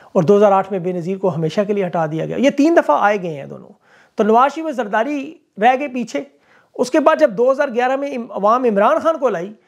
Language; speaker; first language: Urdu; native; Urdu